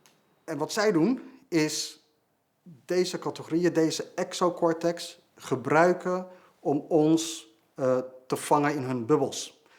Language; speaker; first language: Dutch; native; Dutch